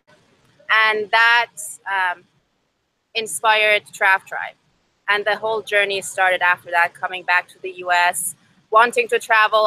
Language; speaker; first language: English; non-native, fluent; Persian